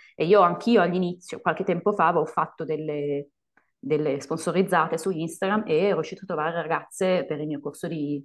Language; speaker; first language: Italian; native; Italian